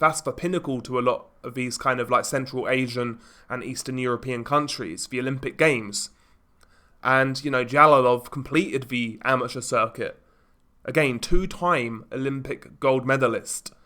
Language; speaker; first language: English; native; English